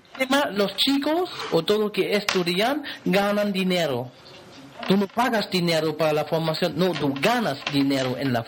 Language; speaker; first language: Spanish; non-native, fluent; German